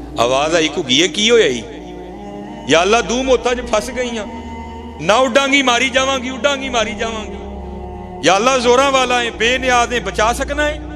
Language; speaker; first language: Urdu; non-native, local second language; Punjabi